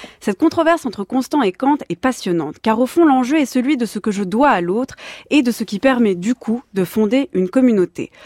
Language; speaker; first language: French; native; French